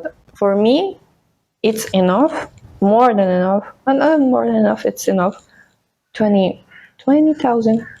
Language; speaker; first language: English; non-native, fluent; Spanish